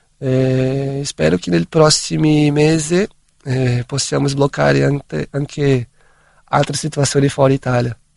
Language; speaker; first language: Italian; non-native, fluent; Portuguese